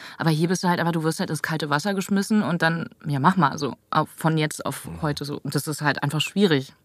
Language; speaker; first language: German; native; German